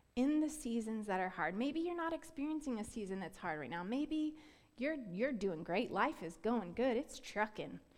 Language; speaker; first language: English; native; English